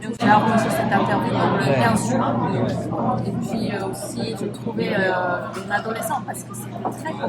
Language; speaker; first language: French; non-native, fluent; Korean